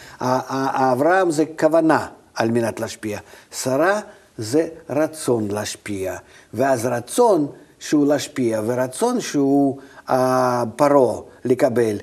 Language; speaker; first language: Hebrew; non-native, fluent; Russian